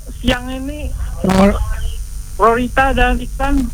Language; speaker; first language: Indonesian; native; Indonesian